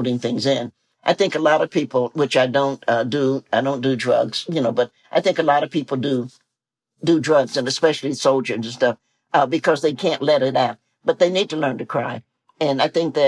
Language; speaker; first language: English; native; English